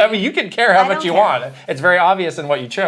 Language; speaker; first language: English; native; English